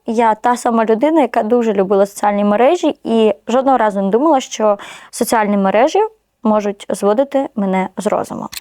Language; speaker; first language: Ukrainian; non-native, local second language; Russian